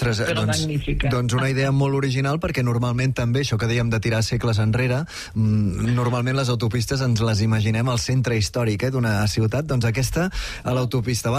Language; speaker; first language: Catalan; native; Catalan